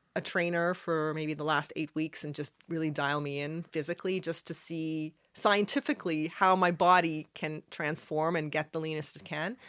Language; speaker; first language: English; non-native, fluent; Arabic